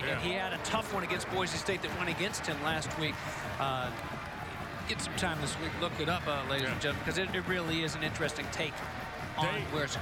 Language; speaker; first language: English; native; English